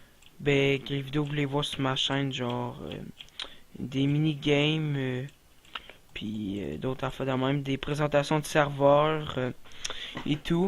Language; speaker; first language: French; native; French